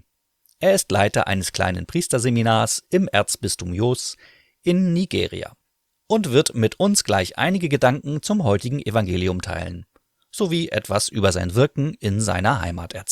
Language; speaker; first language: German; native; German